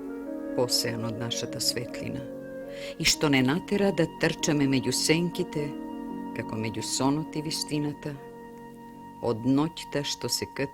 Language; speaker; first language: Macedonian; native; Macedonian